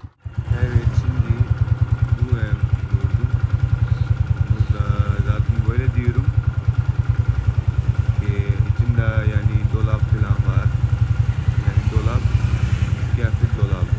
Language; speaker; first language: Turkish; non-native, learner; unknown